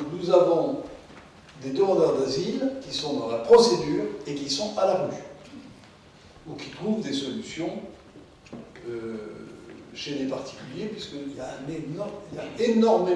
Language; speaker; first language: French; native; French